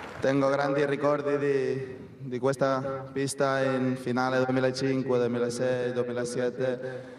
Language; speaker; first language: Italian; non-native, learner; Spanish